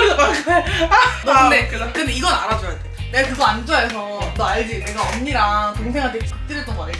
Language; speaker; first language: Korean; native; Korean